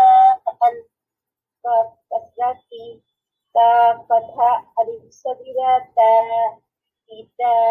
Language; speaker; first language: Arabic; non-native, learner; Bangla